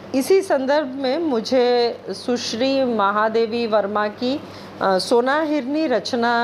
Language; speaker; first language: Hindi; non-native, local second language; Bangla